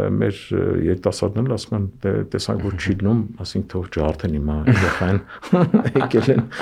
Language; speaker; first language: Armenian; native; Armenian